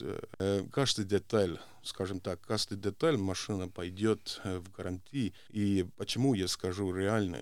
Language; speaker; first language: Russian; non-native, local second language; Estonian